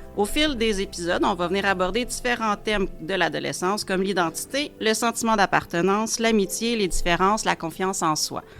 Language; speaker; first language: French; native; French